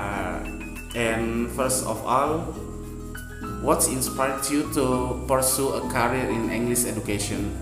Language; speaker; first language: English; non-native, fluent; Indonesian